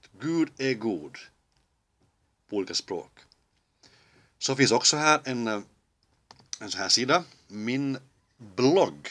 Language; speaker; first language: Swedish; native; Swedish